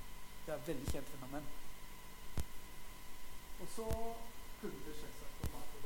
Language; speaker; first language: Norwegian; non-native, fluent; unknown